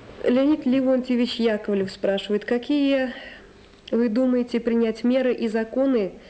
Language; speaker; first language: Russian; native; Russian